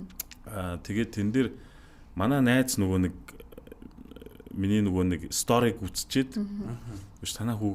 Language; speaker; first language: Mongolian; native; Mongolian